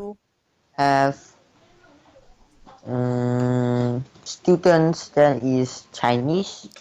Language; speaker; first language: English; non-native, learner; Chinese